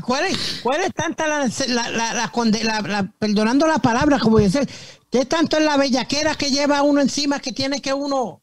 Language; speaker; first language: Spanish; early bilingual, heritage; Spanish